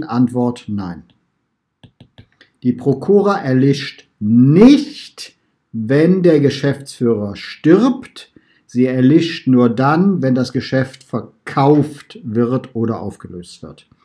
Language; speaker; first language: German; native; German